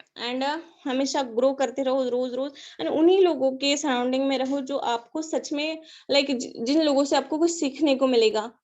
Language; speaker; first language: Hindi; non-native, local second language; Marathi